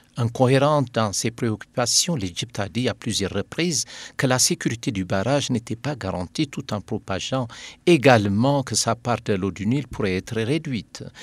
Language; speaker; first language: French; non-native, fluent; Amharic